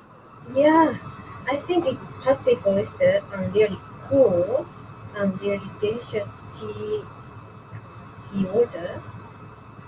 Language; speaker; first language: English; non-native, learner; Japanese